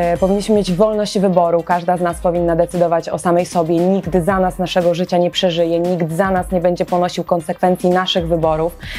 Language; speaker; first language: Polish; native; Polish